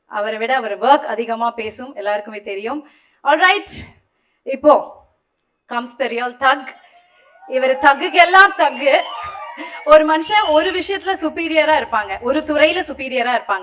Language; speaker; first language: Tamil; native; Tamil